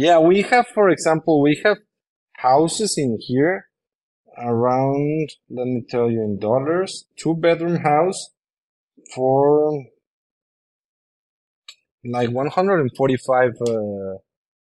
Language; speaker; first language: English; non-native, fluent; Spanish